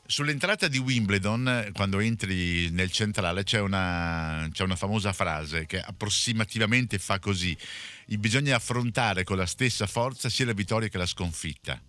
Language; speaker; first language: Italian; native; Italian